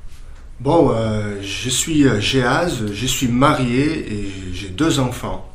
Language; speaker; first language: French; non-native, fluent; Portuguese